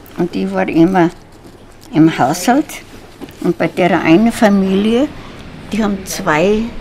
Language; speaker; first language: German; native; German